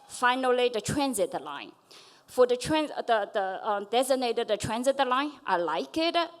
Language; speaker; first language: English; non-native, fluent; Chinese